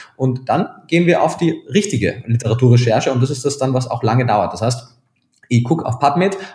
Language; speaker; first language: German; native; German